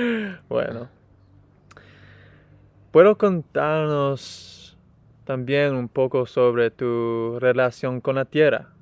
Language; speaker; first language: Spanish; non-native, learner; English